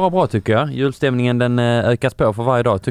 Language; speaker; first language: Swedish; native; Swedish